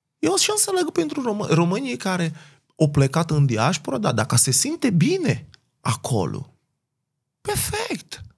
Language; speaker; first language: Romanian; non-native, fluent; Portuguese